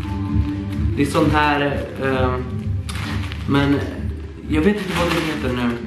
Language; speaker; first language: Swedish; early bilingual, other home language; Polish